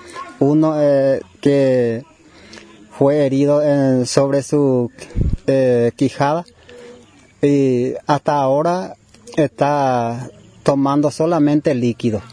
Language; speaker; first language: Spanish; non-native, local second language; Guarani